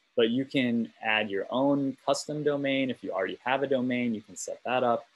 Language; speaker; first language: English; native; English